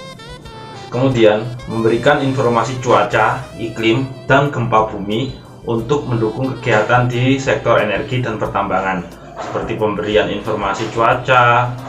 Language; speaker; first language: Indonesian; native; Indonesian